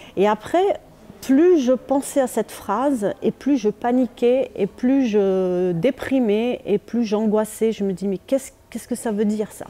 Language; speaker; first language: French; non-native, local second language; Arabic